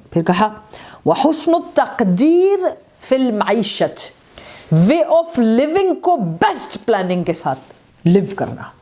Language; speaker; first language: Urdu; native; Urdu